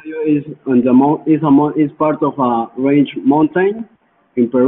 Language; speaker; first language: English; non-native, learner; Spanish